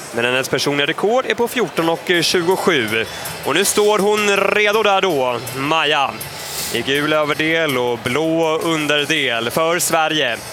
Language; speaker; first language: Swedish; native; Swedish